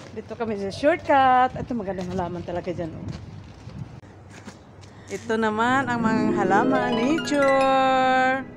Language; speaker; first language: Filipino; non-native, local second language; Cebuano